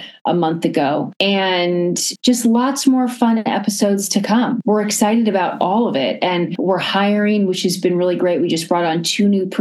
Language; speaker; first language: English; native; English